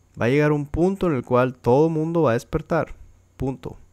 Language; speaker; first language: Spanish; native; Spanish